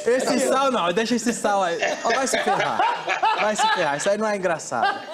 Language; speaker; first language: Portuguese; native; Portuguese